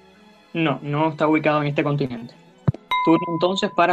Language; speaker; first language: Spanish; native; Spanish